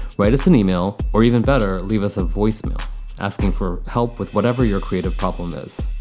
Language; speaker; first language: English; early bilingual, other home language; Bangla